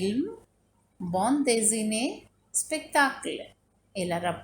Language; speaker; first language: French; non-native, fluent; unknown